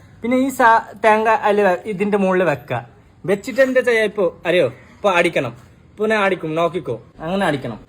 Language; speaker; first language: Malayalam; non-native, fluent; Bangla